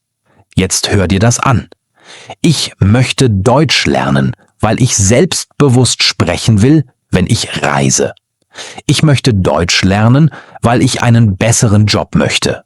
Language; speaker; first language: German; native; German